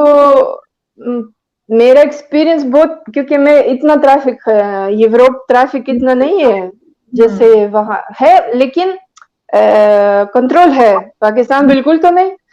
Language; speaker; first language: Hindi; non-native, learner; Greek